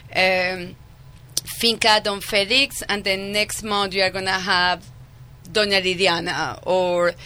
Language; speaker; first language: English; non-native, fluent; Spanish